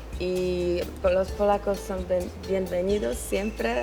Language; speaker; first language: Spanish; non-native, learner; Polish